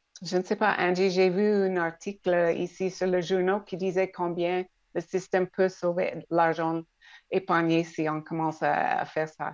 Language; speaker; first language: French; non-native, local second language; English